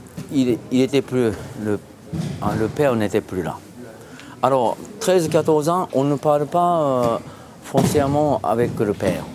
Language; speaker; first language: French; non-native, fluent; Japanese